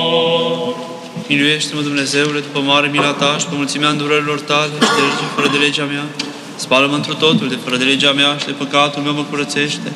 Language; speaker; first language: Romanian; native; Romanian